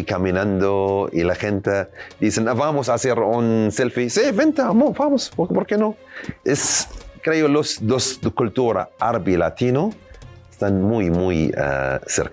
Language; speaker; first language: Spanish; non-native, learner; Arabic